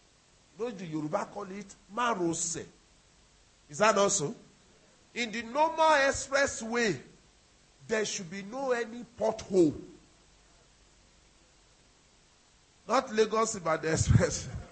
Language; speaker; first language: English; non-native, local second language; Yoruba